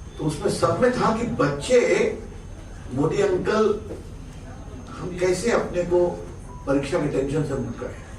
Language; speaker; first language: Hindi; native; Hindi